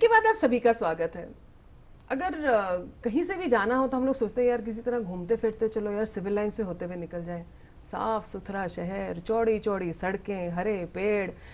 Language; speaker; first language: Hindi; native; Hindi